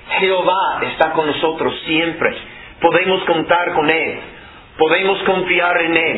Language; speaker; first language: Spanish; non-native, fluent; English